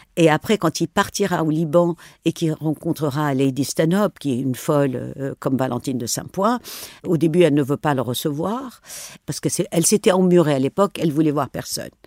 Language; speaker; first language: French; non-native, local second language; Arabic